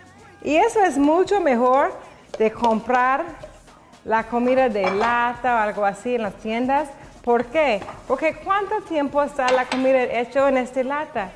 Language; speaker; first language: Spanish; non-native, learner; English